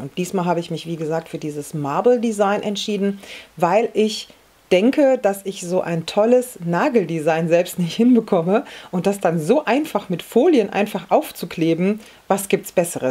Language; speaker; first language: German; native; German